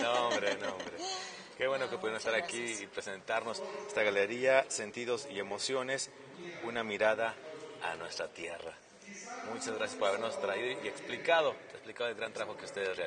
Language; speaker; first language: Spanish; native; Spanish